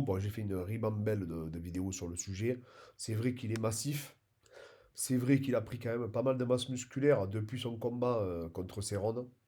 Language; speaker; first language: French; native; French